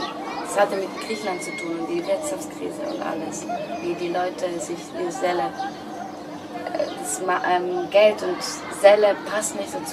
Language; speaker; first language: German; non-native, fluent; Greek